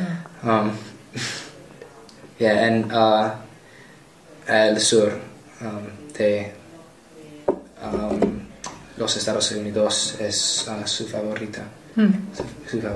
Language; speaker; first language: Spanish; non-native, learner; English